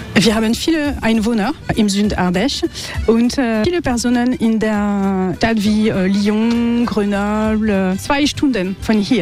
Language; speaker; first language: German; non-native, learner; French